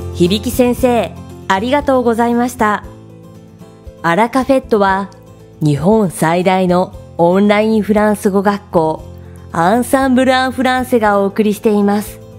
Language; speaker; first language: Japanese; native; Japanese